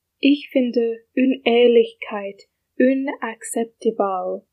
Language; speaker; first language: German; non-native, learner; English